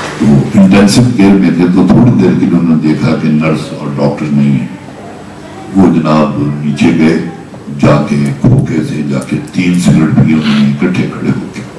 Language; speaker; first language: Urdu; non-native, local second language; Punjabi